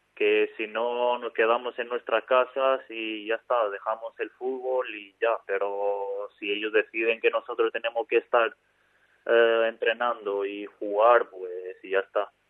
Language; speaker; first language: Spanish; non-native, fluent; Albanian